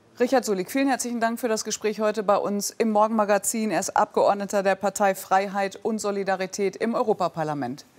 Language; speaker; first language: German; native; German